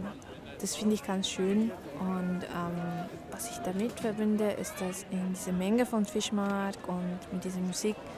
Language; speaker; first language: German; non-native, fluent; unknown